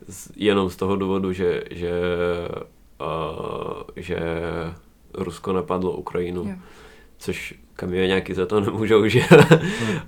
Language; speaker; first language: Czech; non-native, fluent; Russian